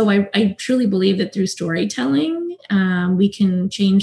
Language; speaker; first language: English; native; English